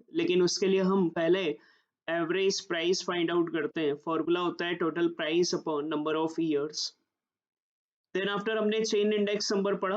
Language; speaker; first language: Hindi; native; Hindi